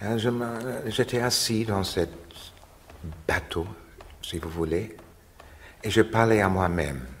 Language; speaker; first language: French; non-native, fluent; English